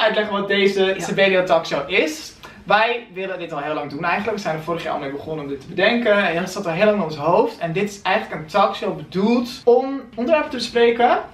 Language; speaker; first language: Dutch; native; Dutch